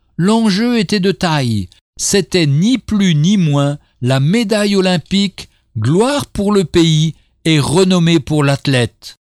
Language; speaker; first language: French; native; French